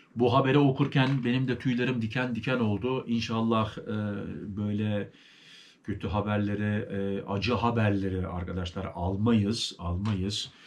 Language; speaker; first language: Turkish; early bilingual, heritage; Turkish